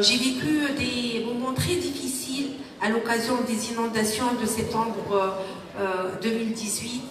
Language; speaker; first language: French; non-native, local second language; Arabic